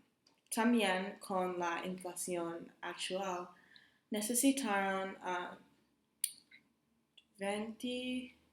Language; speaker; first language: Spanish; non-native, learner; English